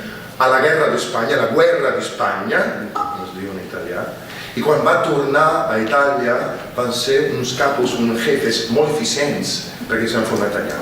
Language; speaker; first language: Catalan; non-native, fluent; Italian